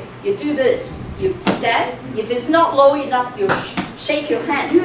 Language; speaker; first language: English; non-native, fluent; Chinese